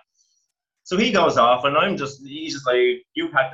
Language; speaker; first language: English; native; English